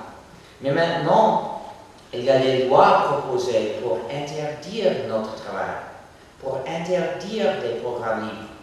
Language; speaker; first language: French; non-native, fluent; English